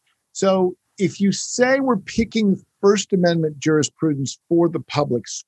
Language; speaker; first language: English; native; English